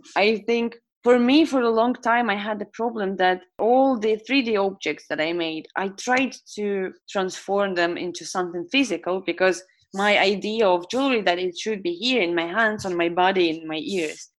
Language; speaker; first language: English; non-native, fluent; Estonian